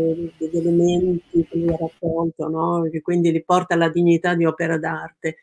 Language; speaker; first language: Italian; native; Italian